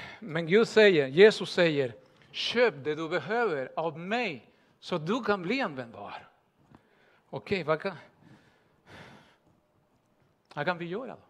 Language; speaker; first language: Swedish; non-native, fluent; Spanish